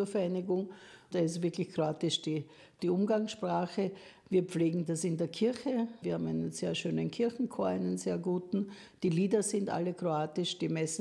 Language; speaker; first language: German; native; German